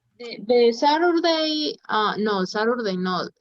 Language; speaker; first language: English; non-native, learner; Spanish